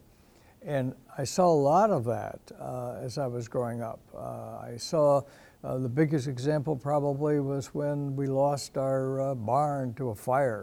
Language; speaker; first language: English; native; English